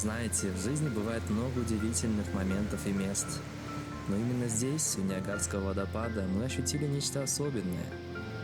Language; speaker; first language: Russian; native; Russian